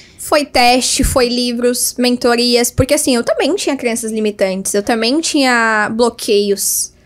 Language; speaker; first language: Portuguese; native; Portuguese